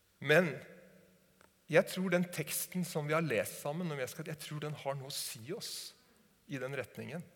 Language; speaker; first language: Norwegian; native; Norwegian